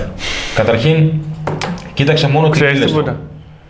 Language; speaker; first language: Greek; native; Greek